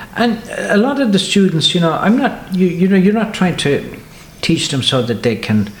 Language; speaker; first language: English; native; English